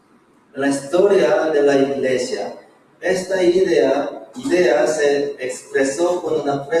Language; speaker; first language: Spanish; non-native, fluent; Korean